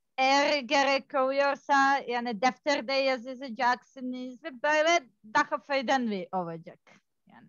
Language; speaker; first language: Turkish; non-native, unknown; Serbian